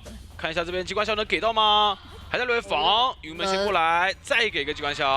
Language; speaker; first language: Chinese; native; Chinese